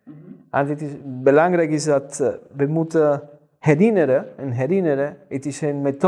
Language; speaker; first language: Dutch; non-native, fluent; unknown